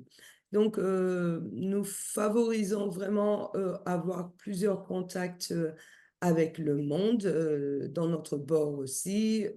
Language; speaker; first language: French; non-native, fluent; Turkish